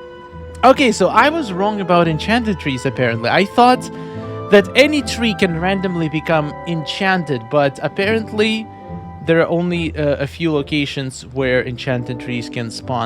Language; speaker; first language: English; non-native, fluent; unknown